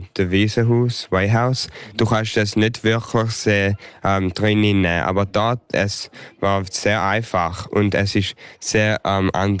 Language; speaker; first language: German; early bilingual, heritage; English